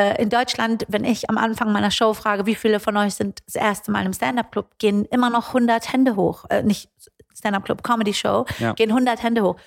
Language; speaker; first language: German; early bilingual, other home language; Persian